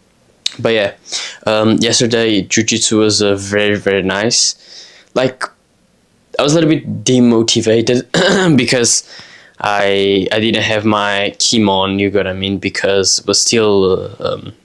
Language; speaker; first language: English; non-native, fluent; Portuguese